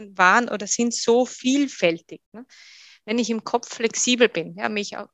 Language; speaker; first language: German; native; German